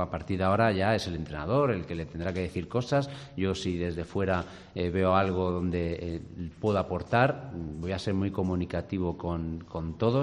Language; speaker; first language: Spanish; native; Spanish